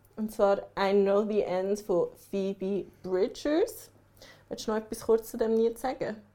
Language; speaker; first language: German; early bilingual, other home language; English